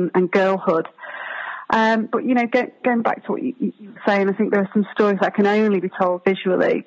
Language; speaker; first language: English; native; English